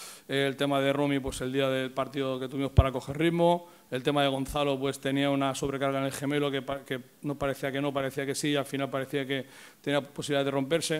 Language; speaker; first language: Spanish; native; Spanish